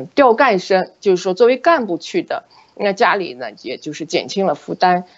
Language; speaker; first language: Chinese; native; Chinese